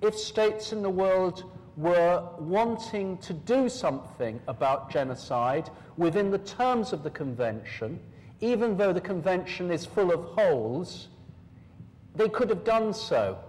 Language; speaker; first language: English; native; English